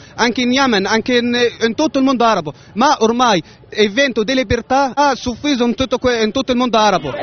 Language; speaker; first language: Italian; non-native, learner; Arabic